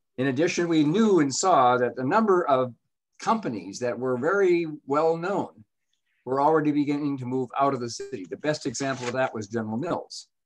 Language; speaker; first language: English; native; English